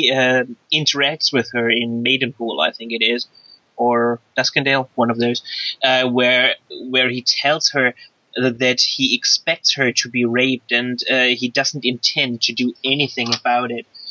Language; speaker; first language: English; non-native, fluent; German